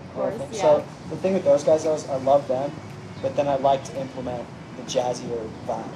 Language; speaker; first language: English; native; English